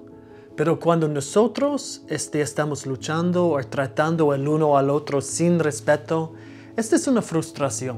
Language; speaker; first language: Spanish; non-native, fluent; English